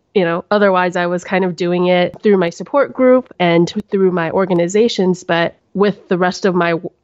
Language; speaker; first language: English; native; English